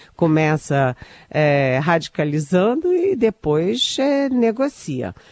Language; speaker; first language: Portuguese; native; Portuguese